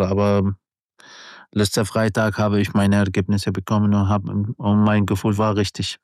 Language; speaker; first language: German; non-native, learner; Arabic